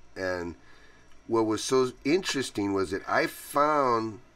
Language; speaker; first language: English; early bilingual, other home language; Spanish